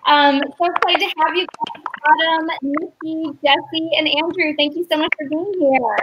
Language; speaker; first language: English; native; English